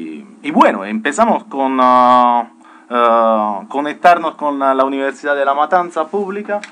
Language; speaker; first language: Spanish; non-native, fluent; Italian